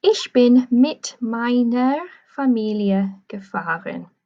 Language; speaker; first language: German; non-native, fluent; English